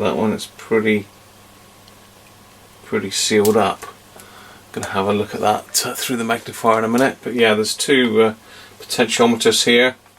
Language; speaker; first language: English; native; English